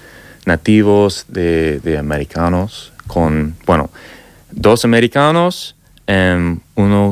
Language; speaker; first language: Spanish; non-native, learner; English